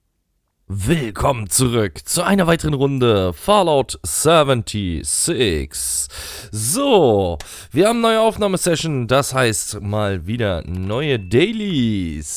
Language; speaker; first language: German; native; German